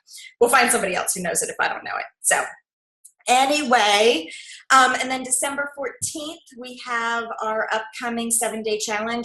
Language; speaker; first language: English; native; English